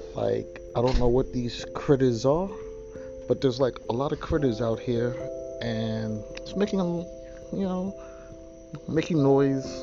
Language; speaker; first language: English; native; English